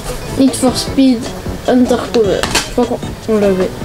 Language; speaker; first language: French; native; French